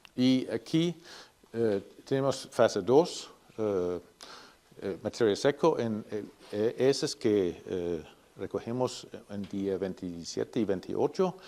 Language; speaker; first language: Spanish; non-native, fluent; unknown